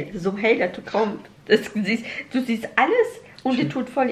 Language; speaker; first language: German; native; German